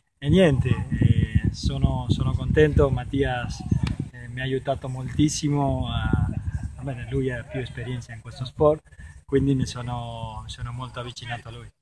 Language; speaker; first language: Italian; non-native, fluent; Spanish